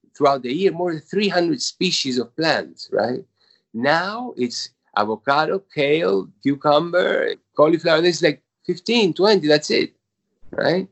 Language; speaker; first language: English; non-native, fluent; Spanish